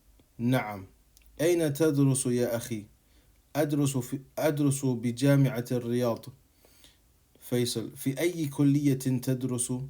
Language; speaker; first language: Arabic; non-native, fluent; English